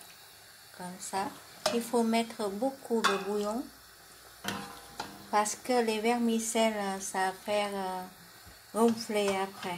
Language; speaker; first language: French; non-native, learner; Vietnamese